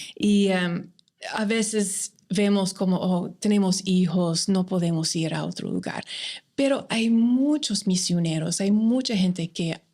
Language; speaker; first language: Spanish; non-native, fluent; English